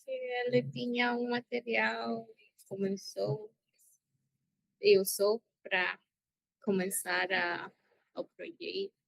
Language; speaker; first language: Portuguese; non-native, learner; Spanish